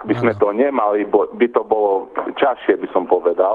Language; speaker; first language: Slovak; early bilingual, heritage; Slovak